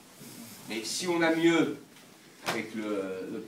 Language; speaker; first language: French; native; French